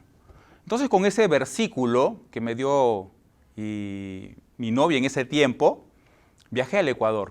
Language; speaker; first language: Spanish; native; Spanish